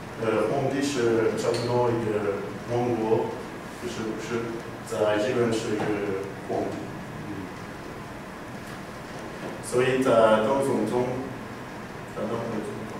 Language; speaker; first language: Chinese; non-native, learner; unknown